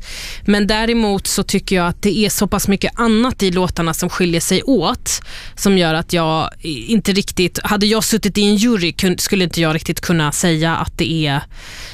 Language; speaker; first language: Swedish; native; Swedish